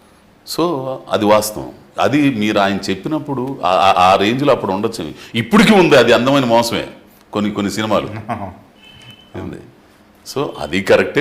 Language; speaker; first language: Telugu; native; Telugu